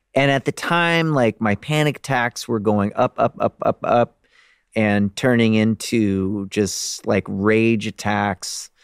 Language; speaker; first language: English; native; English